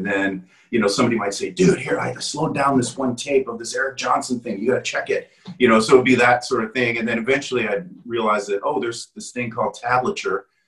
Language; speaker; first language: English; native; English